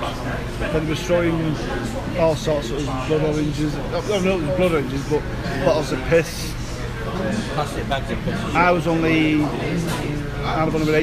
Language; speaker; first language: English; native; English